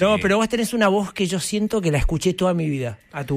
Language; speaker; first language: Spanish; native; Spanish